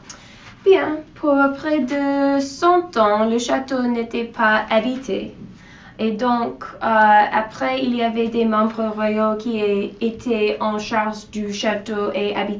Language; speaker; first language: French; non-native, learner; English